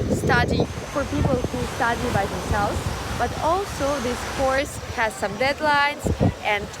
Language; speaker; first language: English; non-native, fluent; Russian